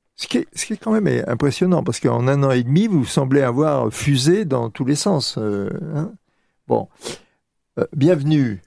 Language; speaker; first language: French; native; French